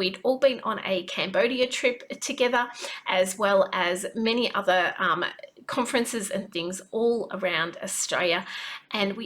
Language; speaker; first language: English; native; English